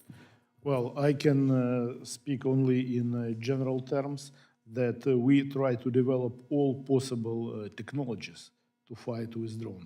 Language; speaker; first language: English; non-native, fluent; Ukrainian